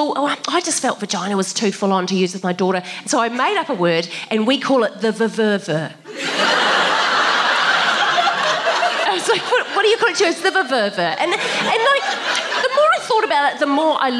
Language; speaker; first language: English; native; English